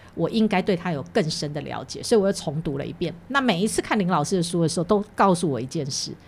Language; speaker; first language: Chinese; native; Chinese